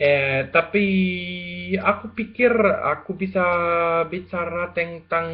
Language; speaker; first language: Indonesian; non-native, learner; Spanish